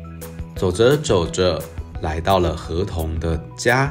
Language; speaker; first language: Chinese; native; Chinese